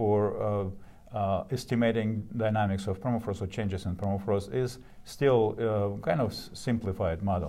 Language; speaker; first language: English; non-native, fluent; Russian